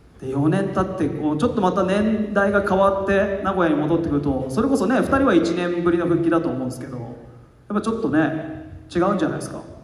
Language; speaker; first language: Japanese; native; Japanese